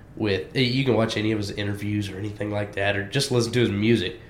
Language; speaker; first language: English; native; English